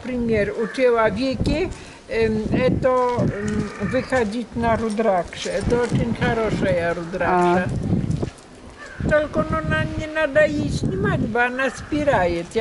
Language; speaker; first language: Russian; non-native, learner; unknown